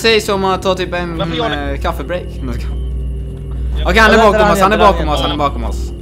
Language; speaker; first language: Swedish; native; Swedish